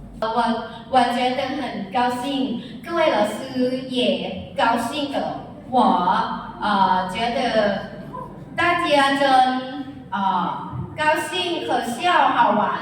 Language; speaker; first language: Chinese; non-native, learner; Thai